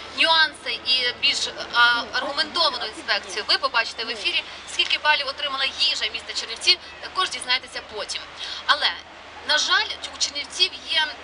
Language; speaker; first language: Ukrainian; native; Ukrainian